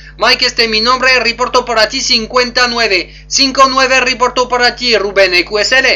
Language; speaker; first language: Spanish; non-native, learner; French